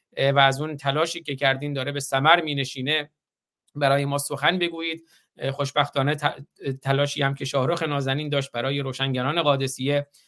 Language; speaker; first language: Persian; native; Persian